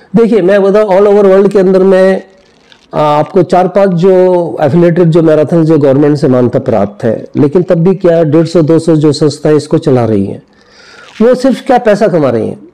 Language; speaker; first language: Hindi; native; Hindi